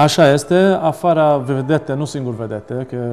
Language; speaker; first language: Romanian; non-native, learner; Maltese